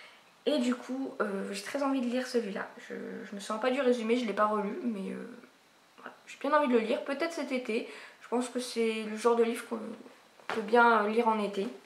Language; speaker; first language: French; native; French